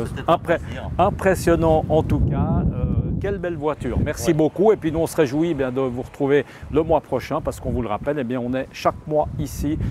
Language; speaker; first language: French; native; French